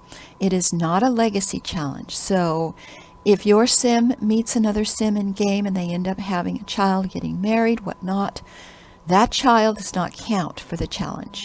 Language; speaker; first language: English; native; English